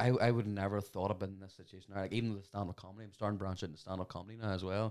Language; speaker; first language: English; native; English